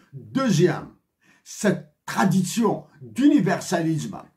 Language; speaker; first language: French; non-native, local second language; Kabyle